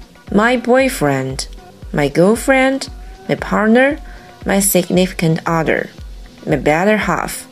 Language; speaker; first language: English; non-native, fluent; Chinese